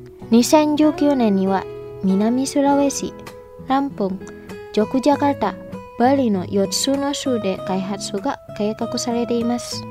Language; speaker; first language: Japanese; non-native, fluent; Indonesian